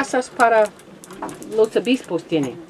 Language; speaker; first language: Spanish; non-native, learner; English